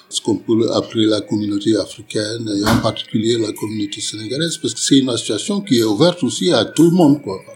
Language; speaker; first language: French; non-native, local second language; Wolof